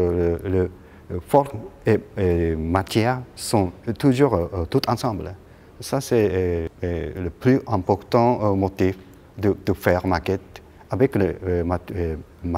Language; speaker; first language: French; non-native, learner; Japanese